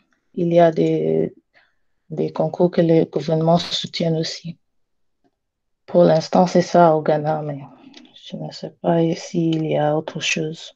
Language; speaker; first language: French; non-native, learner; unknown